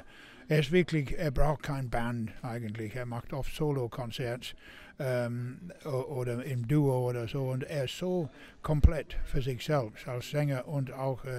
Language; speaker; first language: German; non-native, fluent; English